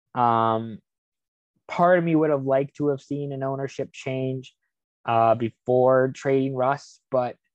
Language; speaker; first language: English; native; English